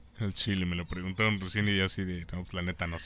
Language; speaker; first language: Spanish; native; Spanish